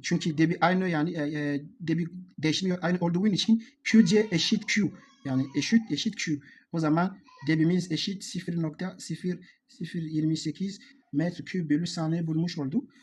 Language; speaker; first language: Turkish; non-native, learner; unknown